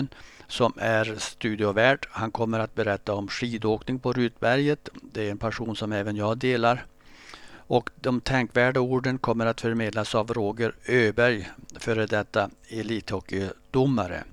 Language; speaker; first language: Swedish; native; Swedish